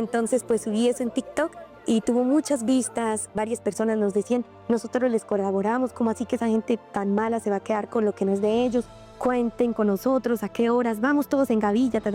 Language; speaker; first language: Spanish; native; Spanish